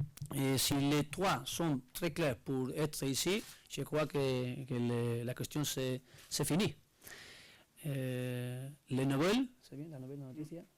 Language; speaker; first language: French; non-native, learner; Spanish